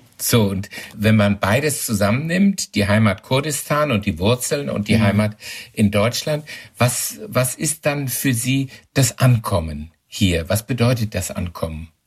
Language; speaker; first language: German; native; German